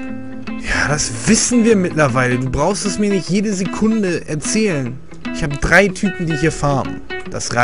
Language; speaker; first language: German; native; German